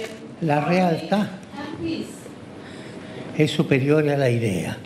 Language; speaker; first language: Italian; non-native, fluent; Spanish